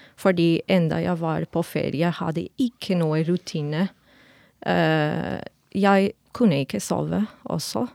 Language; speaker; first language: Norwegian; non-native, fluent; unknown